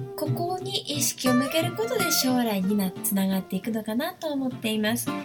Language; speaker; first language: Japanese; native; Japanese